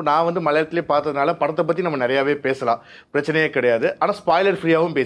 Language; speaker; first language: Tamil; native; Tamil